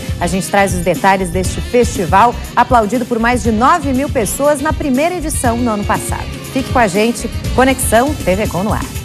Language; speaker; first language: Portuguese; native; Portuguese